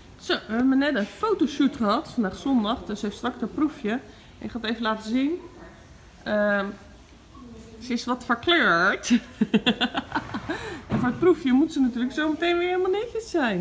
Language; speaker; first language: Dutch; native; Dutch